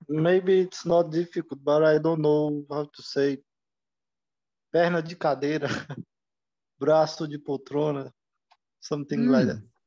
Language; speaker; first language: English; non-native, learner; Portuguese